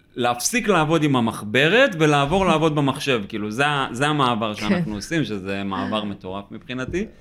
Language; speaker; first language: Hebrew; native; Hebrew